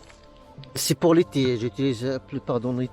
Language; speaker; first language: French; non-native, learner; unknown